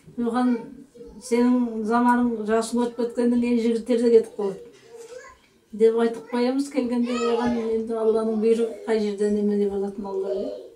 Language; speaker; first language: Kazakh; native; Kazakh